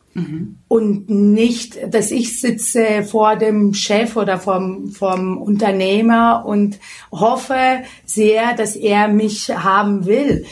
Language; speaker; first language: German; non-native, fluent; Lithuanian